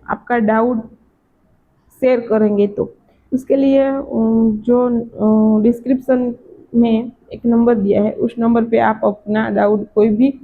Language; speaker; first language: Hindi; non-native, local second language; Gujarati